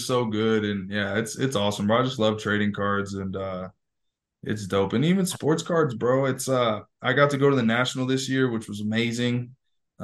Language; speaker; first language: English; native; English